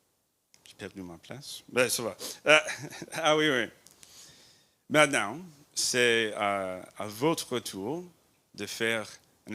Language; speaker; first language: French; non-native, learner; English